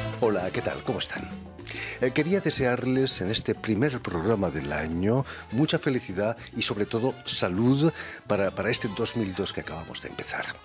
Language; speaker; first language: Spanish; native; Spanish